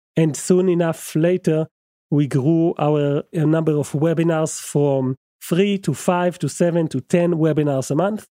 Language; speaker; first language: English; non-native, fluent; Hebrew